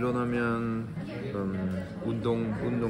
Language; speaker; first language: Korean; non-native, learner; French